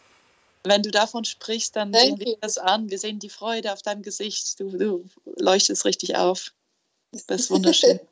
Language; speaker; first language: German; native; German